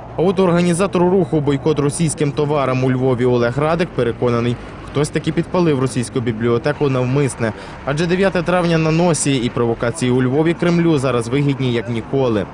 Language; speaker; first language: Ukrainian; native; Ukrainian